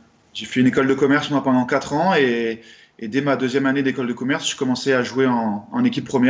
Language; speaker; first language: French; native; French